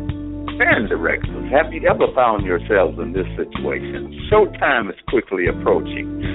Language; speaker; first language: English; native; English